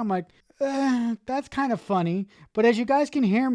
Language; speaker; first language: English; native; English